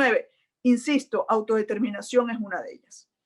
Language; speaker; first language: Spanish; native; Spanish